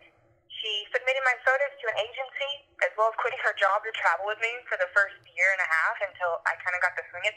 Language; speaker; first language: English; native; English